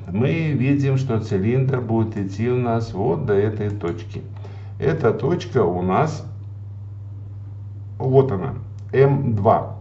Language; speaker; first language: Russian; native; Russian